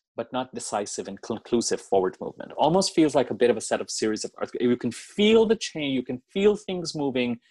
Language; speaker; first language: English; non-native, local second language; Hindi